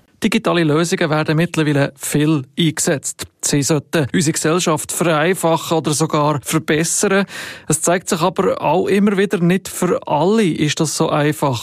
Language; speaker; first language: German; native; German